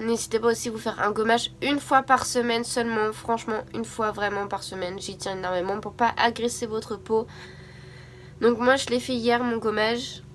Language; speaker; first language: French; native; French